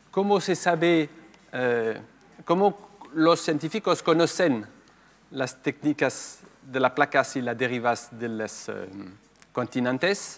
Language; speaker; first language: Spanish; non-native, fluent; French